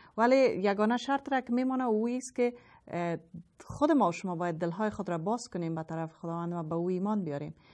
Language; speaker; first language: Persian; native; Persian